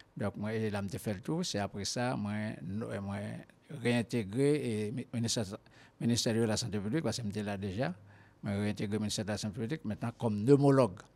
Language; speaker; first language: French; non-native, local second language; Haitian Creole